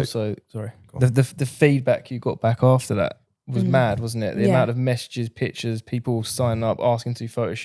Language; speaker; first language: English; native; English